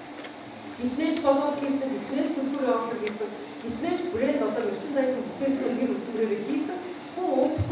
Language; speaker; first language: Mongolian; native; Mongolian